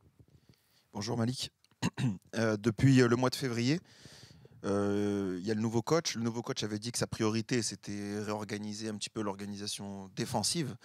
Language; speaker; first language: French; native; French